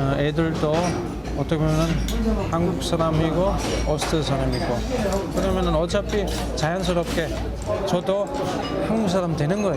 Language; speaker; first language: Korean; non-native, fluent; German